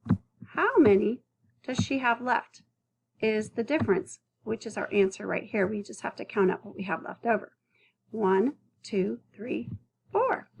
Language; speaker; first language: English; native; English